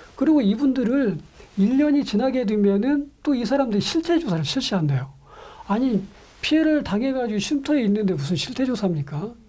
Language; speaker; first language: Korean; native; Korean